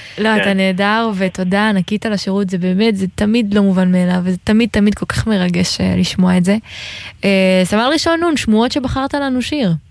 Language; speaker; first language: Hebrew; native; Hebrew